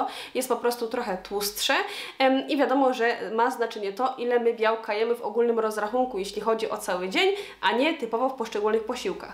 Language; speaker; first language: Polish; native; Polish